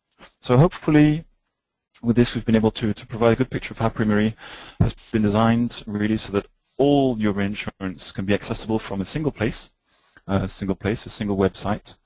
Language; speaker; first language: English; native; English